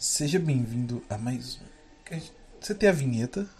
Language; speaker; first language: Portuguese; native; Portuguese